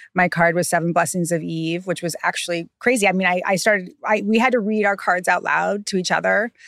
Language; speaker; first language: English; native; English